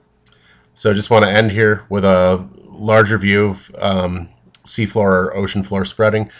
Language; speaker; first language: English; native; English